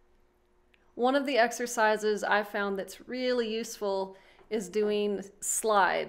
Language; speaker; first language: English; native; English